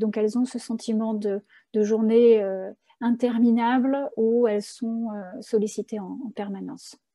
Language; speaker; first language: French; native; French